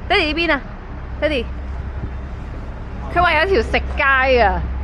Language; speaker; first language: Chinese; early bilingual, heritage; Chinese